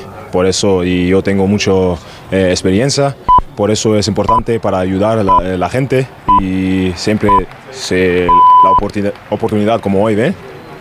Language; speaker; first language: Spanish; non-native, learner; German